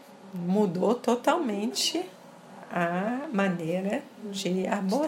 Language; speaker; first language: Portuguese; early bilingual, other home language; French